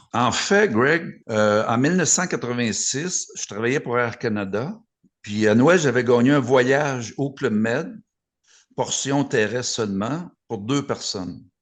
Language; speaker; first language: French; native; French